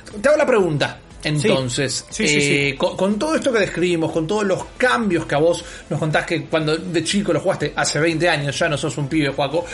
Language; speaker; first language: Spanish; native; Spanish